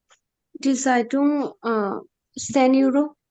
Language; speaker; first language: German; non-native, learner; Bangla